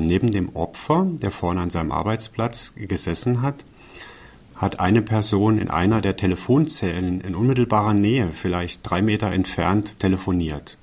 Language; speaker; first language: German; native; German